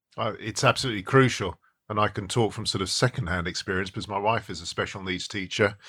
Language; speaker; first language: English; native; English